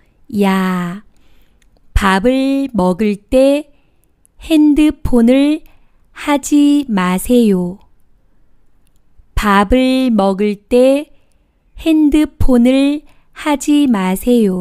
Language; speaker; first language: Korean; non-native, fluent; Thai